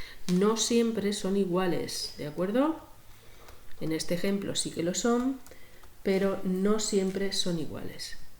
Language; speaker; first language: Spanish; native; Spanish